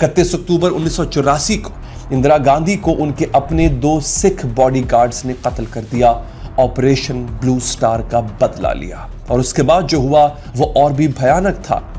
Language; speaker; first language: Urdu; native; Urdu